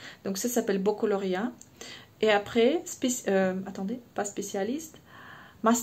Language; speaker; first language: French; non-native, fluent; Russian